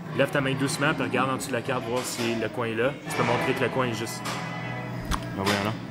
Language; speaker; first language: French; native; French